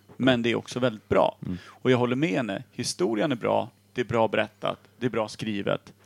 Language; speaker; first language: Swedish; native; Swedish